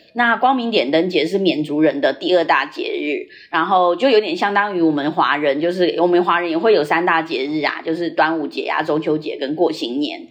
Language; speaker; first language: Chinese; early bilingual, heritage; Chinese